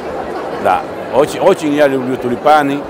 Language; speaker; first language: Russian; non-native, fluent; Spanish